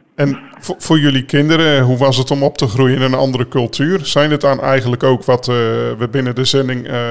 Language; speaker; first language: Dutch; native; Dutch